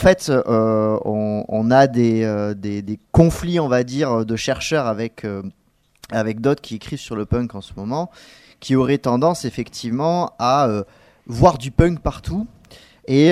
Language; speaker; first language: French; native; French